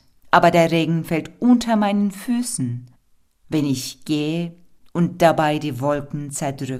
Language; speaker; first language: German; non-native, fluent; Turkish